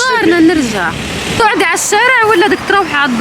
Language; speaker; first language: Arabic; native; Arabic